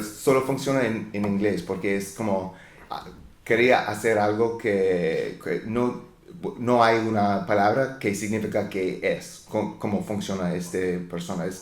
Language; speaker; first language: Spanish; non-native, learner; English